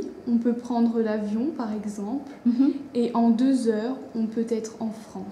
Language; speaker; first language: French; non-native, learner; English